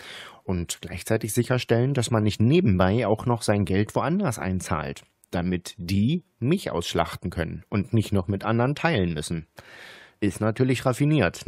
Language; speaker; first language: German; native; German